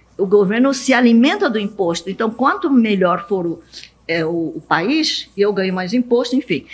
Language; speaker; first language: Portuguese; early bilingual, other home language; Japanese